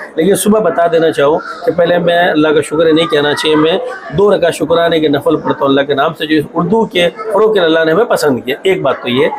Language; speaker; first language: Hindi; non-native, local second language; Urdu